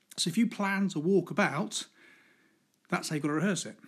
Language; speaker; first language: English; native; English